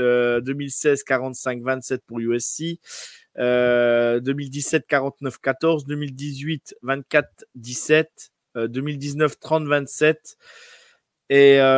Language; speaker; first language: French; native; French